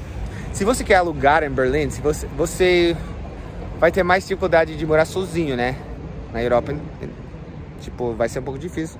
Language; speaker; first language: Portuguese; non-native, fluent; English